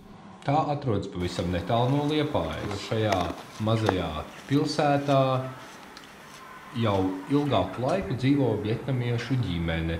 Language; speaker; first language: Latvian; native; Latvian